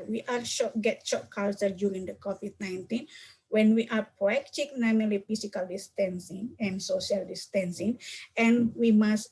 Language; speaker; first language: English; non-native, learner; Indonesian